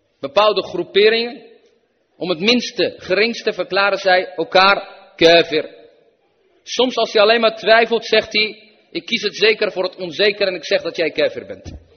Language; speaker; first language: Dutch; early bilingual, other home language; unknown